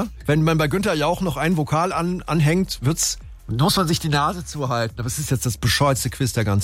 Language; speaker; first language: German; native; German